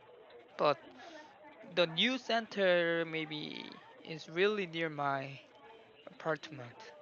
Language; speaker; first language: English; non-native, learner; Korean